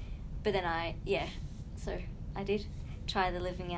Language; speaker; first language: English; native; English